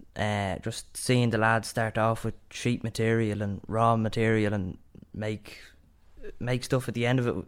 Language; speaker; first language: English; native; English